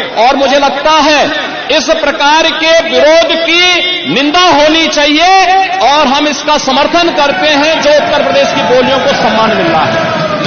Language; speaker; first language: Hindi; native; Hindi